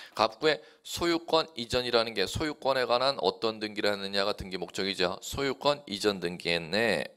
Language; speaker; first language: Korean; native; Korean